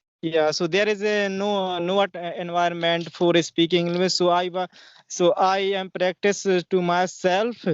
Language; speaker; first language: English; non-native, learner; Hindi